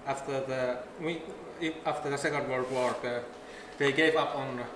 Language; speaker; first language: English; non-native, fluent; Finnish